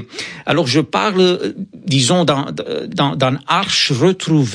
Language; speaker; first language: French; non-native, fluent; Romanian